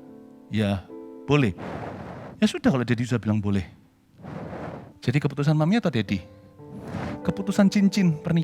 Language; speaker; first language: Indonesian; native; Indonesian